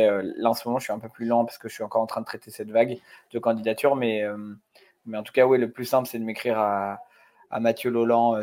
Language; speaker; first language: French; native; French